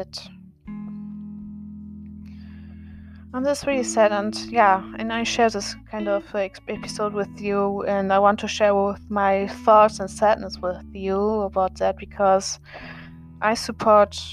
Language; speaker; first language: English; non-native, fluent; German